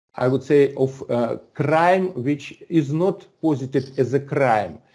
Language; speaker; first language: English; non-native, fluent; Russian